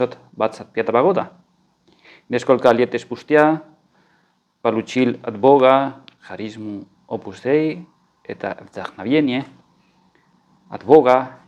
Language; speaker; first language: Russian; non-native, fluent; Spanish